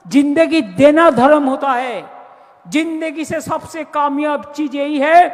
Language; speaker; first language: Hindi; non-native, local second language; Bangla